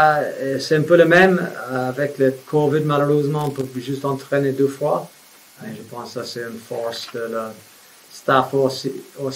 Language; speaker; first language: French; non-native, fluent; English